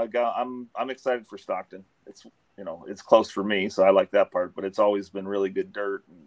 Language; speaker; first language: English; native; English